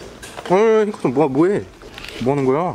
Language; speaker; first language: Korean; native; Korean